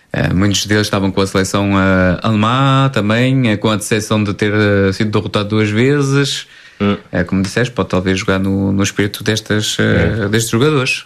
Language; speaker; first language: Portuguese; native; Portuguese